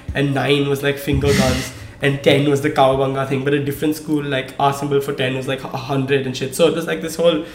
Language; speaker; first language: English; non-native, local second language; Hindi